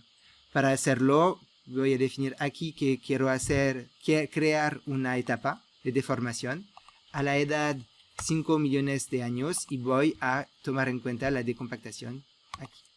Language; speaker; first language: Spanish; non-native, fluent; French